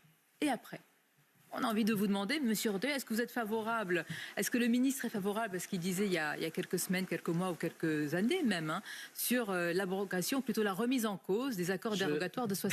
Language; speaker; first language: French; native; French